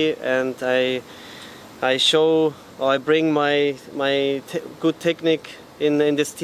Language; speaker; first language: English; non-native, learner; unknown